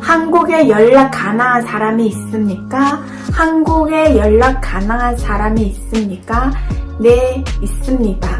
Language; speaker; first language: Korean; non-native, learner; Mongolian